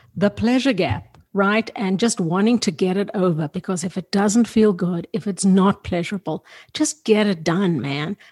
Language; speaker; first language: English; native; English